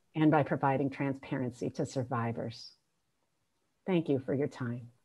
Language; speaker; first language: English; native; English